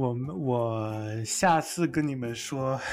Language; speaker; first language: Chinese; non-native, learner; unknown